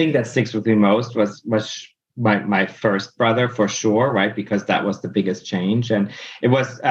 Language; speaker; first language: English; non-native, fluent; German